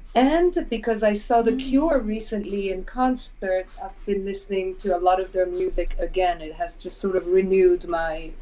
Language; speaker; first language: English; non-native, fluent; French